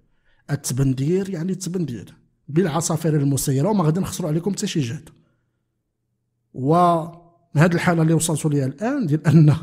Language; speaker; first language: Arabic; native; Arabic